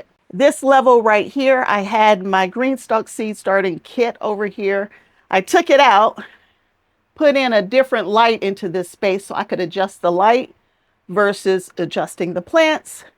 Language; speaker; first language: English; native; English